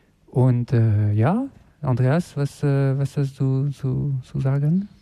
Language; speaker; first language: German; non-native, learner; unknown